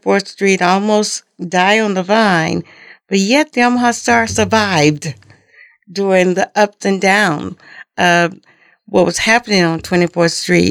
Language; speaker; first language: English; native; English